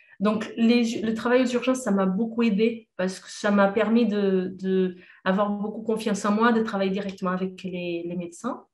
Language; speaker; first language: French; non-native, fluent; Portuguese